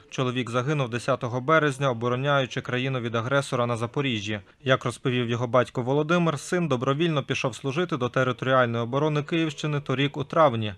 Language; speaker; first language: Ukrainian; native; Ukrainian